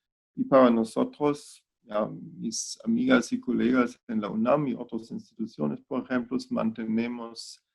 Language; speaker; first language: Spanish; non-native, fluent; German